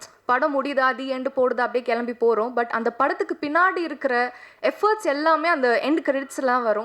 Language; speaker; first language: Tamil; native; Tamil